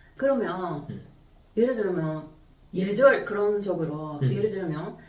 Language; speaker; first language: Korean; non-native, fluent; Japanese